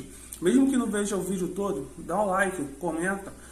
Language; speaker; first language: Portuguese; native; Portuguese